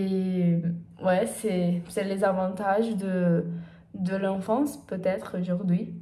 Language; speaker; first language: French; non-native, learner; Portuguese